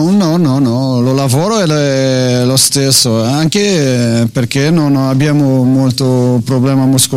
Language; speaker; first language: Italian; non-native, fluent; Portuguese